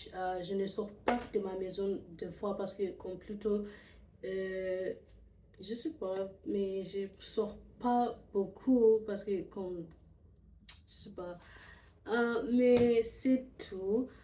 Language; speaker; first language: French; non-native, learner; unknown